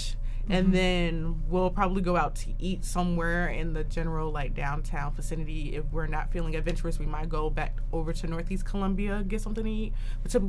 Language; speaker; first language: English; native; English